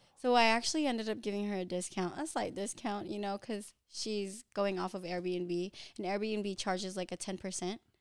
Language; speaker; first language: English; early bilingual, other home language; Filipino